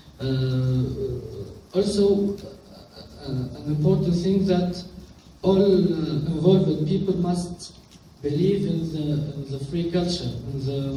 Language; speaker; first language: English; non-native, local second language; Arabic